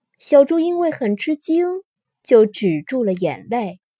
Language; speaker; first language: Chinese; native; Chinese